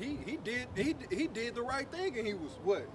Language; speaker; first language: English; native; English